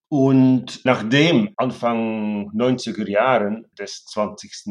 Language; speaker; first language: German; non-native, fluent; Dutch